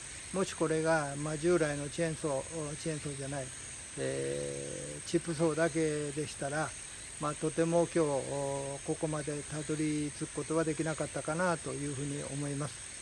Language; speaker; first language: Japanese; native; Japanese